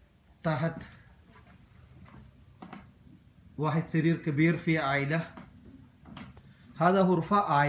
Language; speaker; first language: Arabic; non-native, learner; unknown